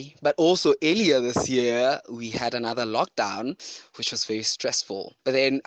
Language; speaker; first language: English; non-native, local second language; Southern Sotho